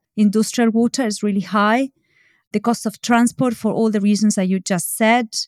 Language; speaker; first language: English; non-native, fluent; Spanish